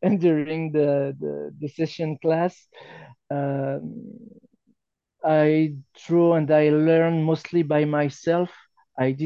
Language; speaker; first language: English; non-native, fluent; French